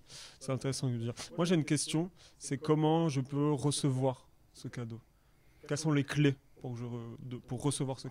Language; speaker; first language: French; native; French